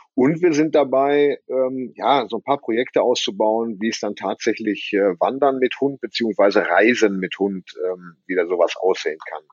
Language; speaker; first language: German; native; German